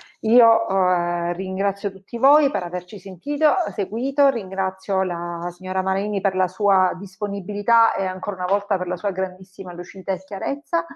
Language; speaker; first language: Italian; native; Italian